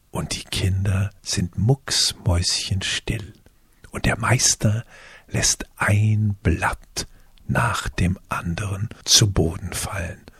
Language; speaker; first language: German; native; German